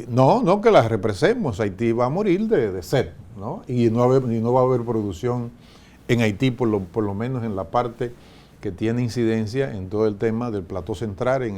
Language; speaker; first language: Spanish; native; Spanish